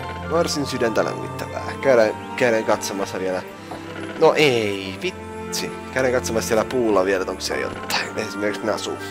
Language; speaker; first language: Finnish; native; Finnish